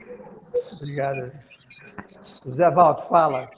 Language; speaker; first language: Portuguese; native; Portuguese